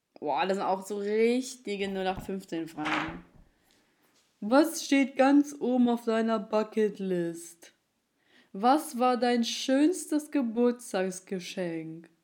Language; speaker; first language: German; early bilingual, other home language; Ukrainian